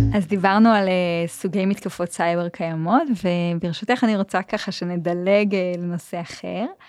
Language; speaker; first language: Hebrew; native; Hebrew